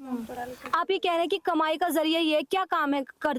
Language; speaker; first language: Hindi; native; Hindi